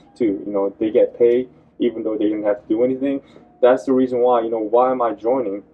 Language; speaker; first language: English; non-native, learner; Korean